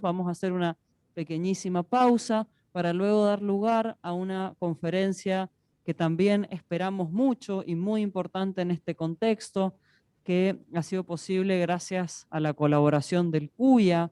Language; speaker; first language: Spanish; native; Spanish